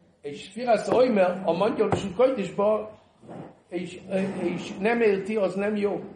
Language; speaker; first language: Hungarian; early bilingual, heritage; Hungarian